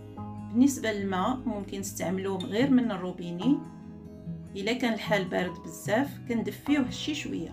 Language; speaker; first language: Arabic; native; Arabic